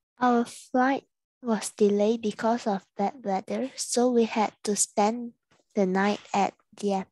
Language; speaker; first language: English; non-native, learner; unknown